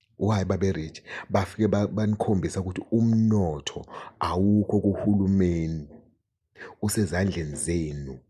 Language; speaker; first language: Zulu; native; Zulu